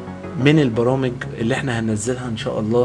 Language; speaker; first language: Arabic; native; Arabic